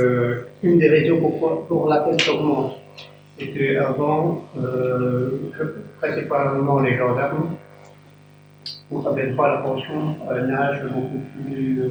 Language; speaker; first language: French; native; French